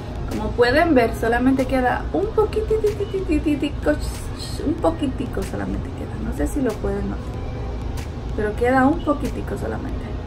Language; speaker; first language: Spanish; early bilingual, heritage; Spanish